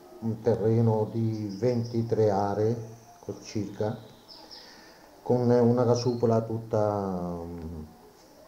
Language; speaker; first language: Italian; native; Italian